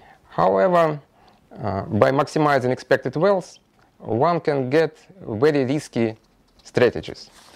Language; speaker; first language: English; non-native, fluent; Russian